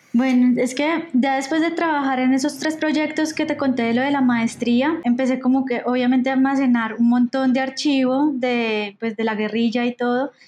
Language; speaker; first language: Spanish; native; Spanish